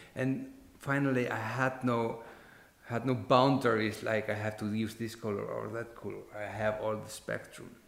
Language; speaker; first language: English; non-native, fluent; Icelandic